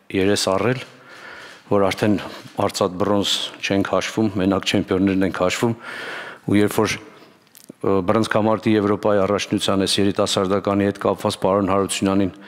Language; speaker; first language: Armenian; native; Armenian